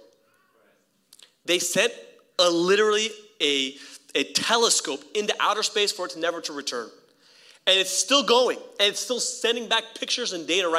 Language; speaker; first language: English; native; English